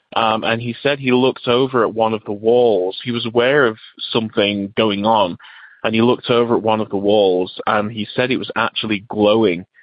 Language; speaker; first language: English; native; English